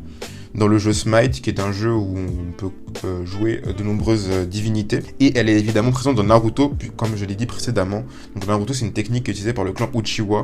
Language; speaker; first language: French; native; French